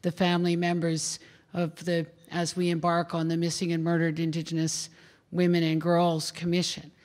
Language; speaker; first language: English; native; English